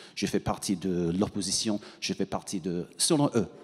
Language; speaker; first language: French; non-native, fluent; English